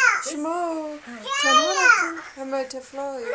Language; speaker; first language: Persian; non-native, fluent; English